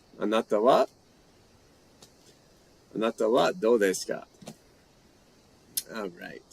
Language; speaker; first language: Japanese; non-native, learner; English